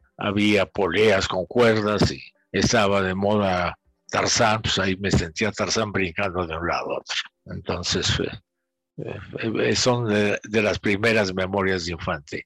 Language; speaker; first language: Spanish; native; Spanish